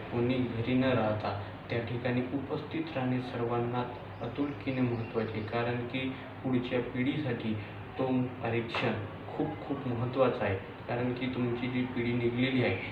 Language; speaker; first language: Marathi; non-native, local second language; Lambadi